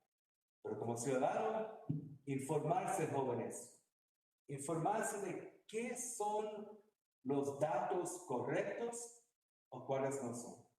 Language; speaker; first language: Spanish; early bilingual, heritage; Spanish